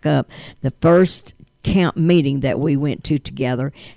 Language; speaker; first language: English; native; English